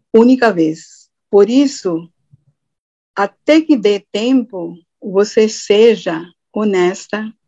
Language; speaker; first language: Portuguese; non-native, fluent; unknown